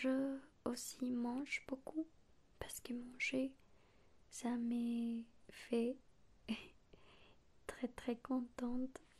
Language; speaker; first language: French; non-native, learner; Spanish